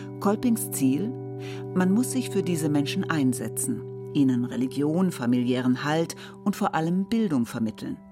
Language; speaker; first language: German; native; German